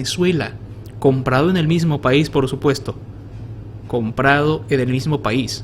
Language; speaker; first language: Spanish; native; Spanish